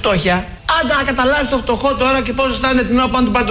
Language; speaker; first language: Greek; native; Greek